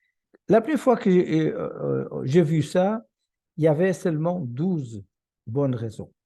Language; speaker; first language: French; non-native, fluent; Portuguese